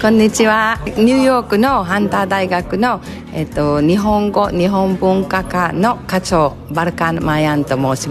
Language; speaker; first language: Japanese; non-native, fluent; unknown